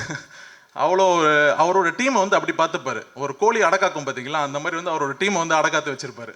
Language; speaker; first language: Tamil; native; Tamil